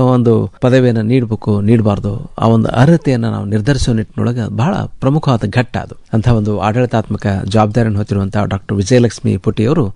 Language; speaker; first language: Kannada; native; Kannada